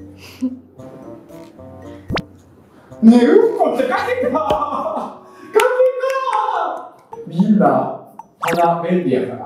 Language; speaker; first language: Japanese; early bilingual, other home language; Russian